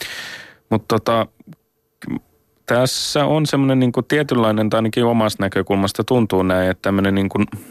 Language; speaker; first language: Finnish; native; Finnish